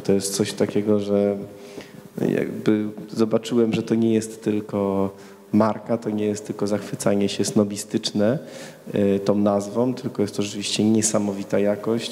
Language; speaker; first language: Polish; native; Polish